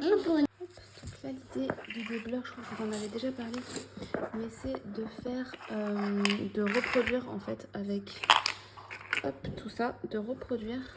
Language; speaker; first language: French; native; French